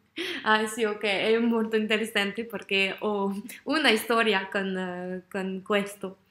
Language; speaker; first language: Italian; non-native, learner; French